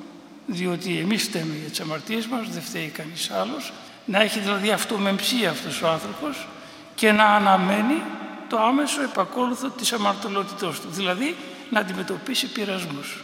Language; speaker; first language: Greek; native; Greek